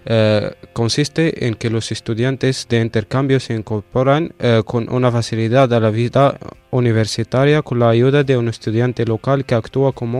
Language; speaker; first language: Spanish; non-native, fluent; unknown